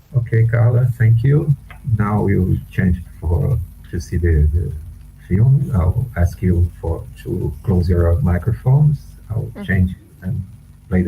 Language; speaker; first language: English; non-native, fluent; Portuguese